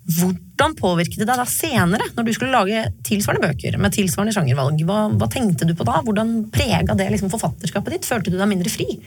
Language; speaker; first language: Norwegian; native; Norwegian